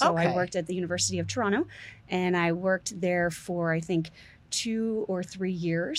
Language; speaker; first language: English; native; English